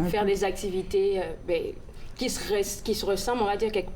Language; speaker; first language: French; native; French